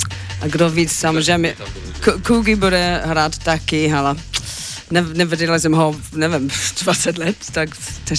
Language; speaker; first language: Czech; non-native, learner; English